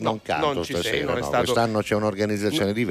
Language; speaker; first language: Italian; native; Italian